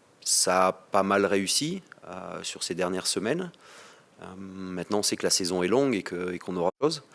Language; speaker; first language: French; native; French